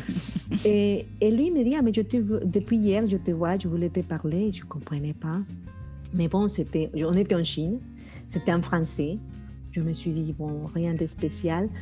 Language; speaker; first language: French; non-native, fluent; Spanish